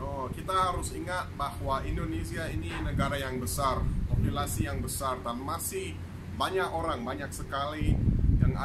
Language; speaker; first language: Indonesian; non-native, fluent; English